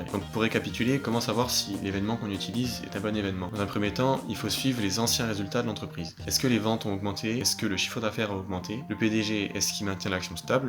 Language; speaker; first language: French; native; French